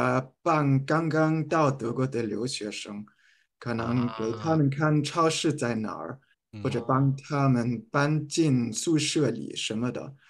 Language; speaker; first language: Chinese; non-native, fluent; German